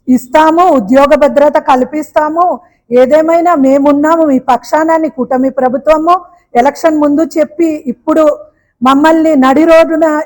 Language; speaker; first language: Telugu; native; Telugu